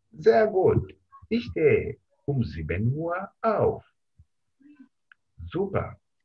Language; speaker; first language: German; non-native, fluent; Bemba